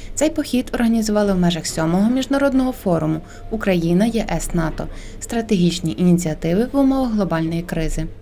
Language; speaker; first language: Ukrainian; native; Ukrainian